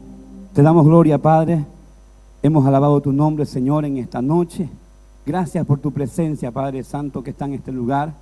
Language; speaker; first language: Spanish; native; Spanish